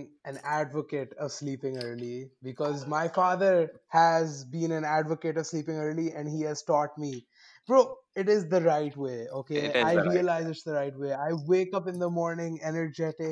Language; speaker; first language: English; non-native, local second language; Urdu